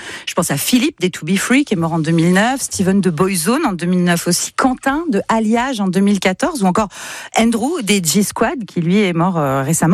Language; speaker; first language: French; native; French